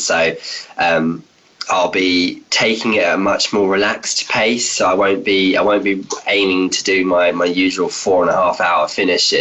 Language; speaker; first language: English; native; English